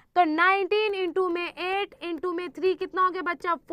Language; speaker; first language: Hindi; native; Hindi